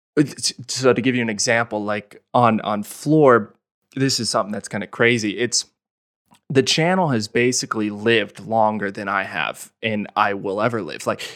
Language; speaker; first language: English; native; English